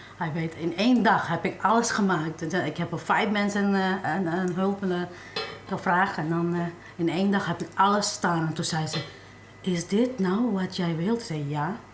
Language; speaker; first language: Dutch; non-native, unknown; English